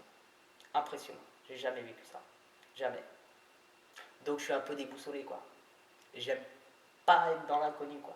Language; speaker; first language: French; native; French